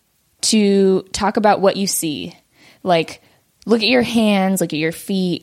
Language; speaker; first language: English; early bilingual, other home language; Vietnamese